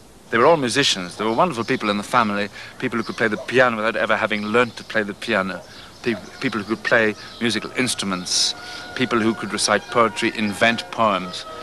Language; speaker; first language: English; native; English